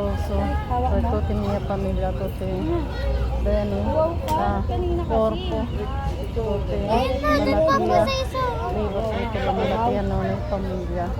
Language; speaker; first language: Italian; non-native, learner; Filipino